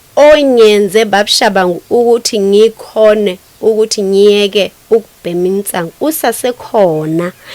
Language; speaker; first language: Zulu; non-native, local second language; Southern Sotho